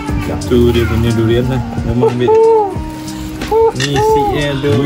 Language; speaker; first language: Malay; native; Malay